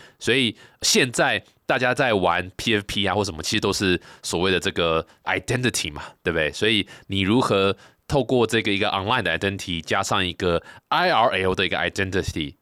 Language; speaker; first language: Chinese; native; Chinese